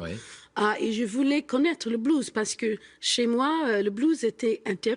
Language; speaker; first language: French; non-native, fluent; English